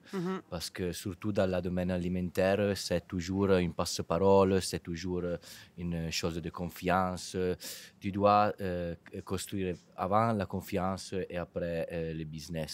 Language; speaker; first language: French; non-native, fluent; Italian